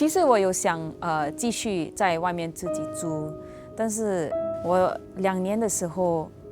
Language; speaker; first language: Chinese; non-native, local second language; English